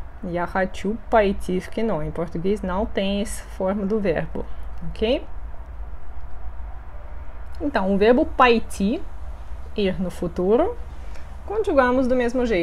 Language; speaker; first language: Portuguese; non-native, fluent; Russian